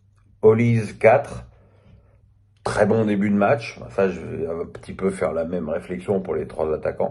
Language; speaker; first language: French; native; French